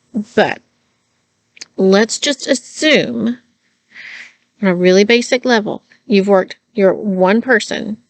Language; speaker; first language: English; native; English